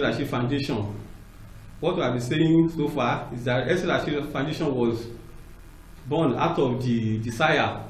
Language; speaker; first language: English; non-native, local second language; Yoruba